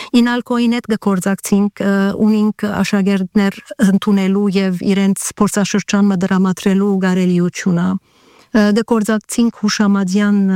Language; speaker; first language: Armenian; early bilingual, heritage; Armenian